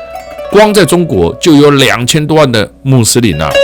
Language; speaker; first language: Chinese; native; Chinese